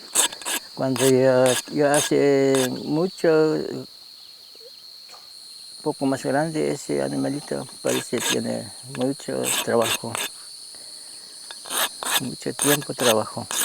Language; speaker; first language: Spanish; non-native, local second language; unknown